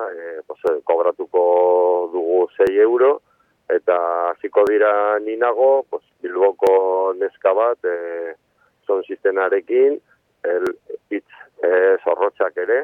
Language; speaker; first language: Basque; non-native, local second language; Spanish